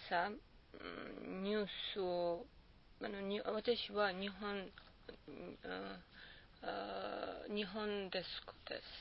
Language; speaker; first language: Japanese; non-native, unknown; Georgian